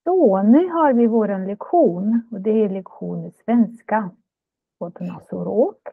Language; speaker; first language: Swedish; non-native, fluent; Russian